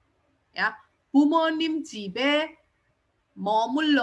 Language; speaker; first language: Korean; non-native, fluent; Indonesian